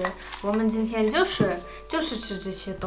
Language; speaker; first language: Chinese; non-native, fluent; Russian